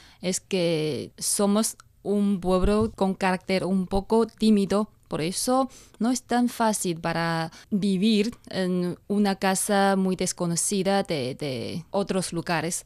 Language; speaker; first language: Spanish; non-native, fluent; Chinese